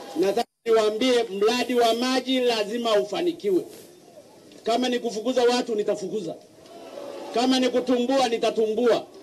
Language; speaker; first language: Swahili; native; Swahili